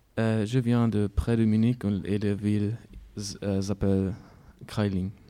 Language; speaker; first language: French; non-native, learner; German